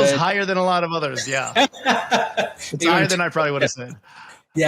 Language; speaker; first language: English; native; English